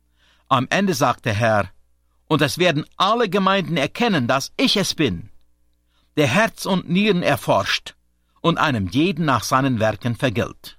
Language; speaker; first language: German; native; German